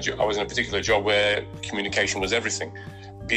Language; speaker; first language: English; native; English